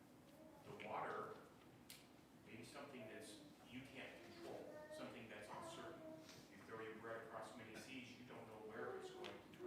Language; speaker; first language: English; native; English